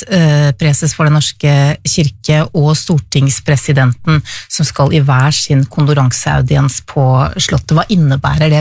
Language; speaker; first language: Norwegian; native; Norwegian